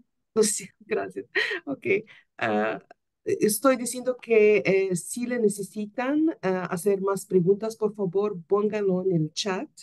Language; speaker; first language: Spanish; non-native, fluent; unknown